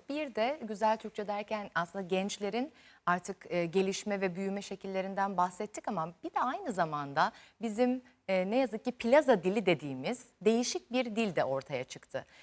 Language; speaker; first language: Turkish; native; Turkish